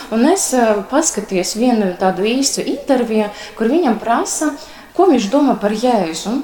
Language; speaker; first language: Latvian; non-native, local second language; Russian